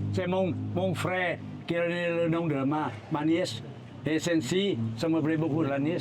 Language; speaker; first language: French; non-native, learner; Thai